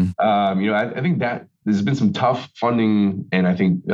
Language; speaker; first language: English; native; English